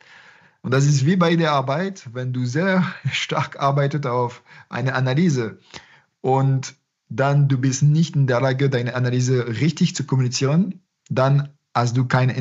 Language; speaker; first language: German; non-native, fluent; French